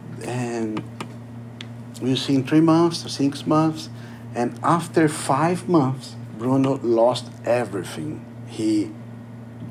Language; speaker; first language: English; non-native, learner; Portuguese